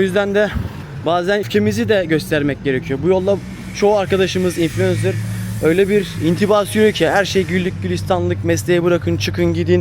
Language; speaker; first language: Turkish; native; Turkish